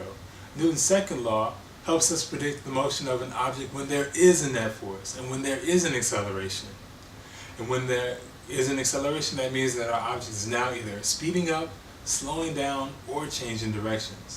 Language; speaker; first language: English; native; English